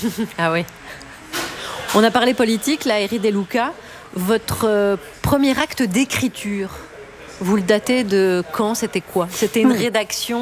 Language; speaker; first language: French; native; French